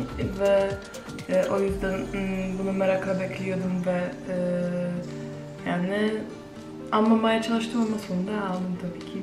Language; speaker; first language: Turkish; non-native, fluent; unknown